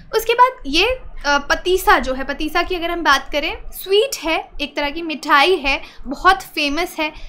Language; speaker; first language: Hindi; native; Hindi